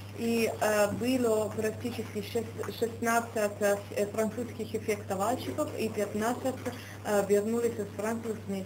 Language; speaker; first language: Russian; non-native, fluent; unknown